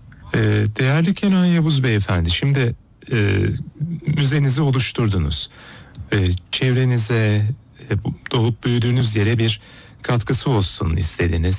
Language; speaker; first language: Turkish; native; Turkish